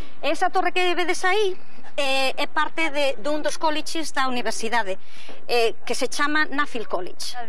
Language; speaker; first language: Galician; native; Galician